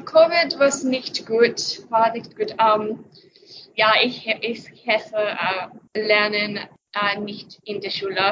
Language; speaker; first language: German; non-native, learner; English